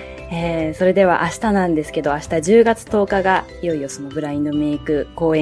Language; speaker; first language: Japanese; native; Japanese